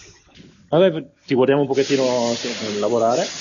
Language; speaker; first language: Italian; native; Italian